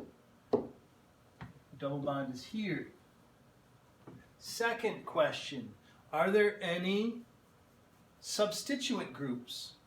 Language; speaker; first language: English; native; English